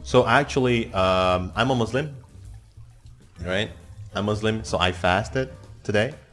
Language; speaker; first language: English; non-native, fluent; Indonesian